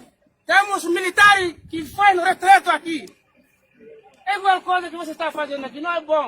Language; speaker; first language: Portuguese; non-native, learner; Haitian Creole